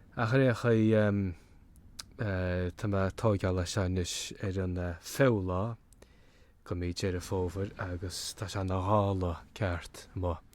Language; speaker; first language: Irish; native; Irish